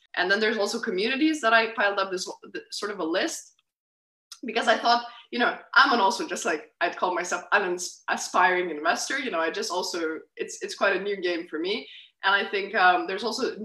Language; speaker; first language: English; non-native, fluent; Lithuanian